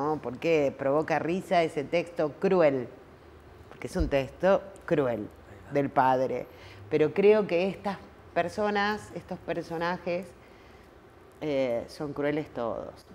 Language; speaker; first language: Spanish; native; Spanish